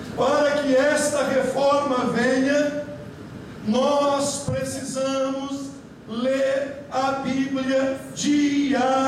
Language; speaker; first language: Portuguese; native; Portuguese